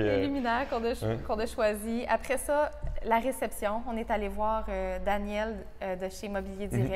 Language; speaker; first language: French; native; French